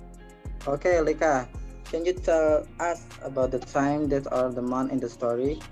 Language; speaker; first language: English; non-native, learner; Indonesian